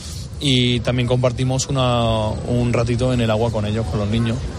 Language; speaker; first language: Spanish; native; Spanish